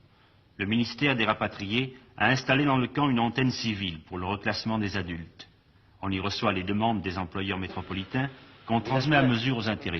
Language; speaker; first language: French; native; French